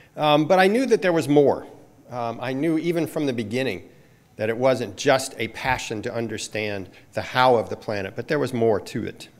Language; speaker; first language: English; native; English